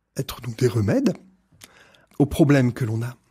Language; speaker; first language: French; native; French